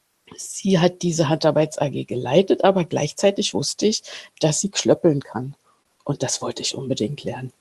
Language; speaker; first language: German; native; German